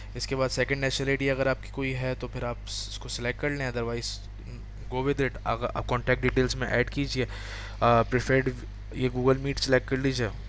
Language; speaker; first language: Urdu; native; Urdu